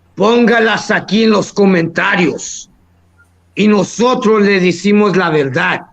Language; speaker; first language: Spanish; early bilingual, heritage; Spanish